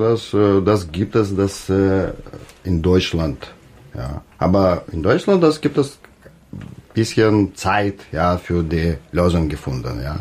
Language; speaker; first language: German; non-native, learner; Russian